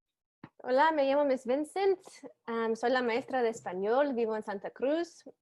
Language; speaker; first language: Spanish; non-native, fluent; English